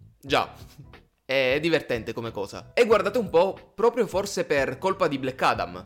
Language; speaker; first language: Italian; native; Italian